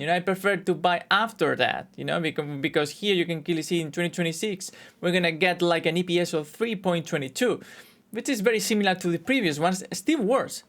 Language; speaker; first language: English; non-native, fluent; Spanish